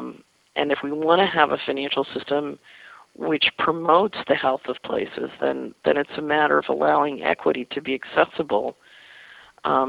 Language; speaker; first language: English; native; English